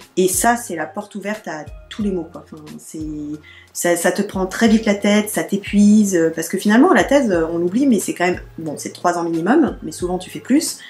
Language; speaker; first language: French; native; French